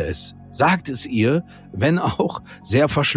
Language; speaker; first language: German; native; German